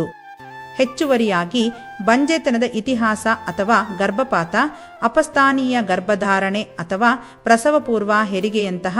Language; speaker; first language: Kannada; native; Kannada